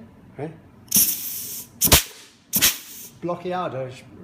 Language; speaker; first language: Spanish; non-native, learner; English